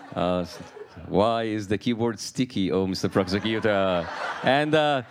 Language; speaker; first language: English; non-native, fluent; Arabic